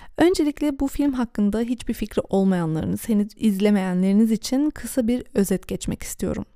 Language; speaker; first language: Turkish; early bilingual, heritage; Turkish